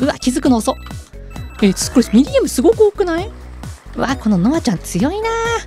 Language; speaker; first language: Japanese; native; Japanese